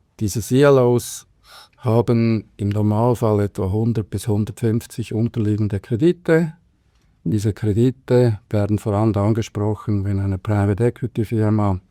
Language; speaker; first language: German; native; German